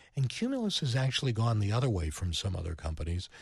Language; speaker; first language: English; native; English